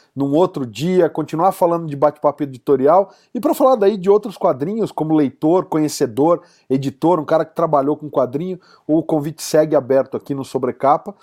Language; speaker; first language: Portuguese; native; Portuguese